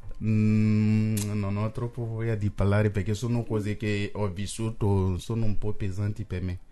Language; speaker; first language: Italian; non-native, fluent; French